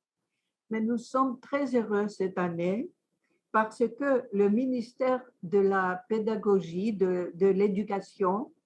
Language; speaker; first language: French; non-native, fluent; Greek